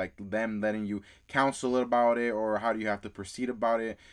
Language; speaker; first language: English; early bilingual, other home language; Spanish